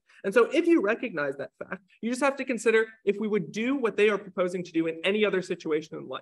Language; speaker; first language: English; native; English